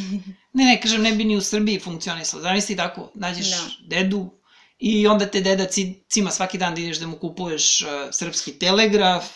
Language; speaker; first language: Serbian; native; Serbian